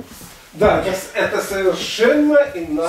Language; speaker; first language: Russian; native; Russian